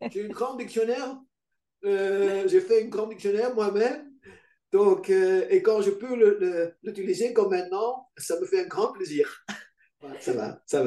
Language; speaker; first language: French; non-native, local second language; Dutch